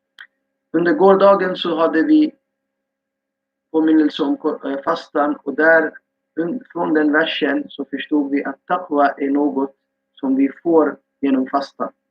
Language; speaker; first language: Swedish; non-native, fluent; Urdu